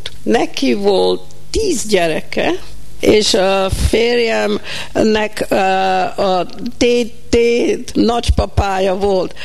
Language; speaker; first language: Hungarian; early bilingual, heritage; Hungarian